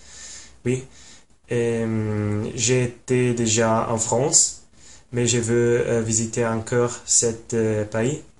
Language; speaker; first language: French; non-native, learner; Italian